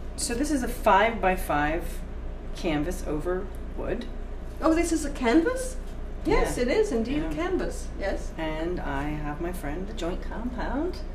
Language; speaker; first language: English; native; English